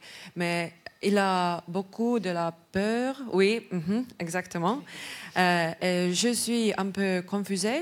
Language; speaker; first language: French; non-native, learner; Estonian